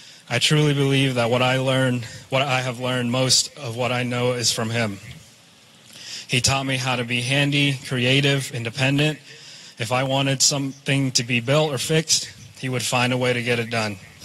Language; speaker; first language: English; early bilingual, other home language; Vietnamese